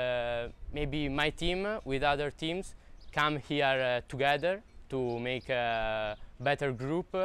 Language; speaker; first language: English; non-native, learner; Italian